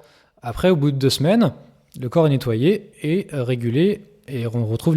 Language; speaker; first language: French; native; French